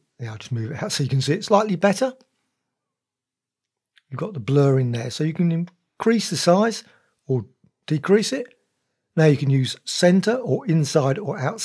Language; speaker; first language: English; native; English